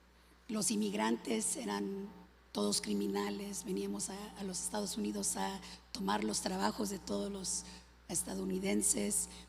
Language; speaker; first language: Spanish; early bilingual, other home language; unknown